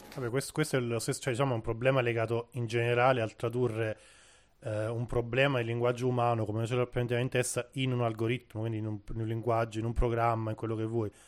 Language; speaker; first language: Italian; native; Italian